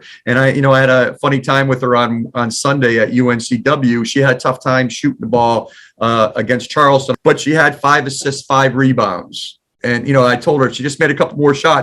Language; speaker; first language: English; native; English